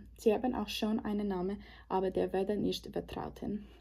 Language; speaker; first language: German; non-native, learner; English